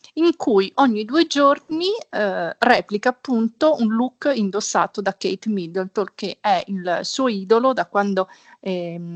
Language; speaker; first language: Italian; native; Italian